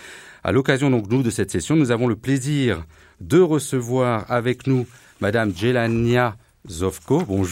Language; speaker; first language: French; native; French